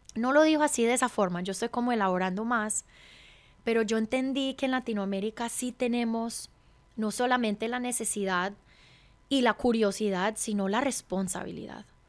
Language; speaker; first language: Spanish; early bilingual, heritage; Spanish